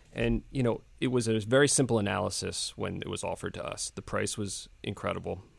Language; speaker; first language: English; native; English